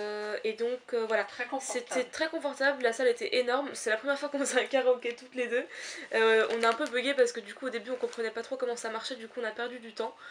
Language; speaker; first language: French; native; French